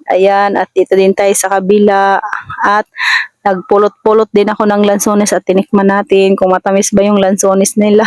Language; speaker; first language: Filipino; non-native, local second language; Masbatenyo